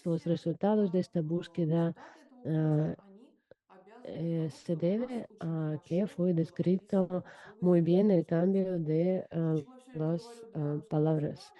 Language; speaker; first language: Spanish; non-native, fluent; Russian